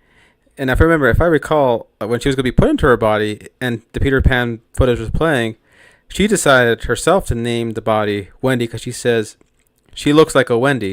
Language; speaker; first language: English; native; English